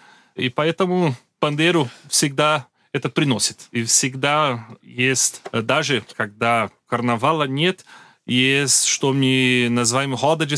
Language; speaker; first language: Russian; non-native, learner; Portuguese